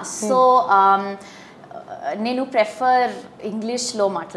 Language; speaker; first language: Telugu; non-native, learner; Hindi